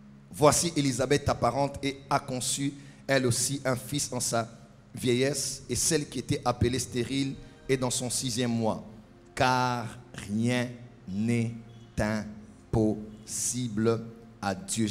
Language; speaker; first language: French; non-native, local second language; Lingala